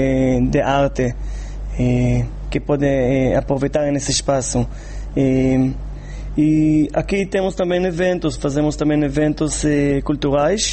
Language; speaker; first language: Portuguese; non-native, fluent; Hebrew